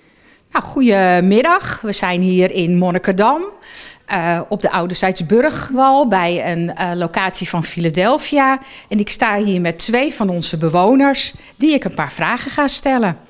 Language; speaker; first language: Dutch; native; Dutch